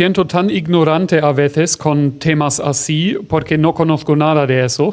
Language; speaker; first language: Spanish; non-native, fluent; German